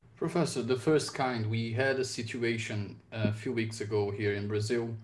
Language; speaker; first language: English; non-native, fluent; Portuguese